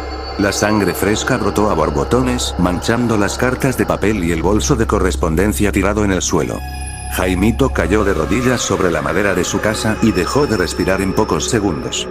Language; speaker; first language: Spanish; native; Spanish